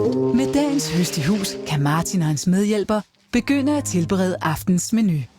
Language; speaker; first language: Danish; native; Danish